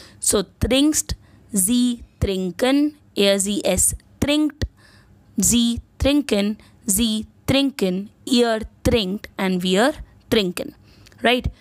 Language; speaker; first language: German; non-native, fluent; Hindi